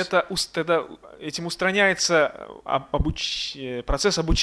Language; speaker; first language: Russian; native; Russian